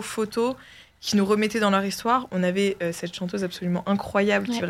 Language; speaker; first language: French; native; French